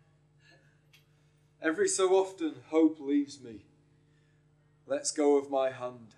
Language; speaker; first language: English; native; English